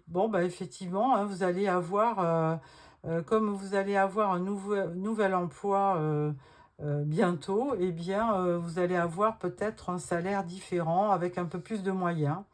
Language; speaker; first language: French; native; French